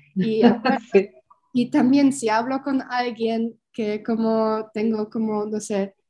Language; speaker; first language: Spanish; non-native, learner; Polish